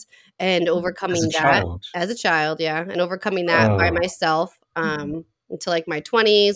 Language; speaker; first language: English; native; English